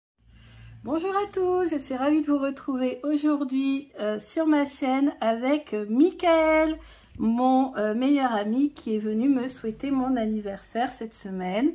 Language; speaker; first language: French; native; French